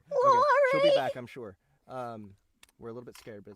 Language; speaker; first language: English; native; English